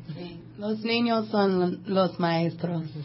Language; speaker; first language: Spanish; non-native, learner; English